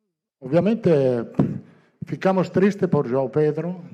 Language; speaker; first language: Portuguese; non-native, learner; Italian